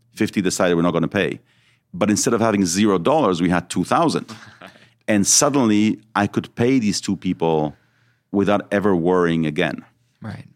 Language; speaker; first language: English; early bilingual, other home language; Hebrew